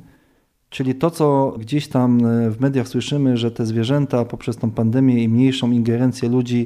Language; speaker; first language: Polish; native; Polish